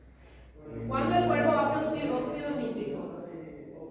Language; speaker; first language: Spanish; native; Spanish